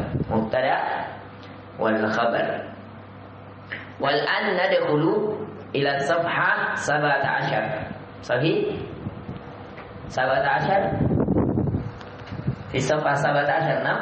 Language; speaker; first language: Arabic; non-native, fluent; Indonesian